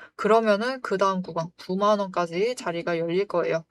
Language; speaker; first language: Korean; native; Korean